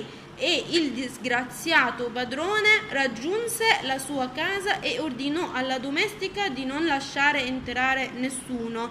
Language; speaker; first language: Italian; non-native, fluent; Arabic